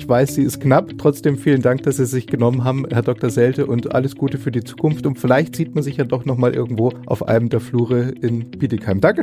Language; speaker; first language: German; native; German